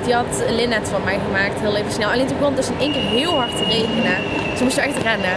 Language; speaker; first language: Dutch; native; Dutch